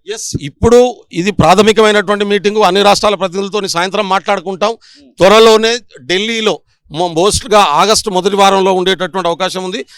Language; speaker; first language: Telugu; non-native, local second language; Lambadi